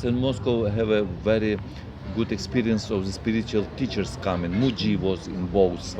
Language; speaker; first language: English; non-native, learner; Russian